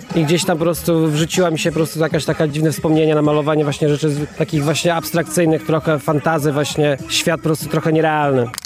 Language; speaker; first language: Polish; native; Polish